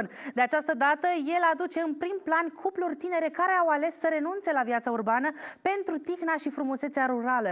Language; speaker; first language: Romanian; native; Romanian